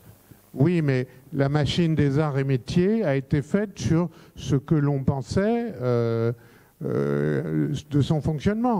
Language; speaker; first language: French; native; French